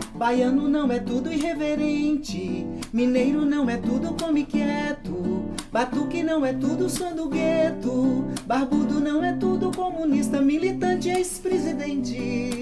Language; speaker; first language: Portuguese; native; Portuguese